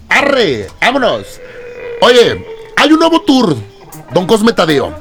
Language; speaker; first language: Spanish; native; Spanish